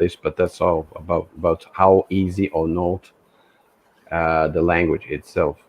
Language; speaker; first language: English; non-native, fluent; Portuguese